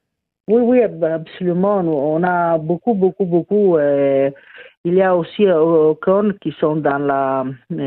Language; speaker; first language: French; non-native, fluent; Italian